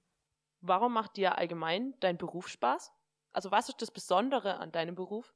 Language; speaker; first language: German; native; German